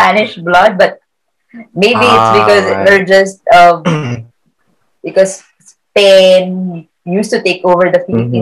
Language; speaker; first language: English; non-native, local second language; Filipino